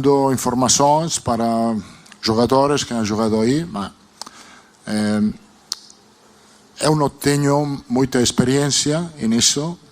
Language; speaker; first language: Portuguese; non-native, fluent; Italian